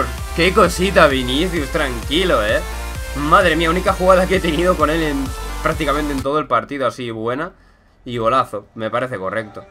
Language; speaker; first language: Spanish; native; Spanish